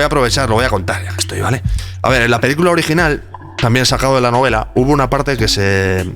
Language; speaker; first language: Spanish; native; Spanish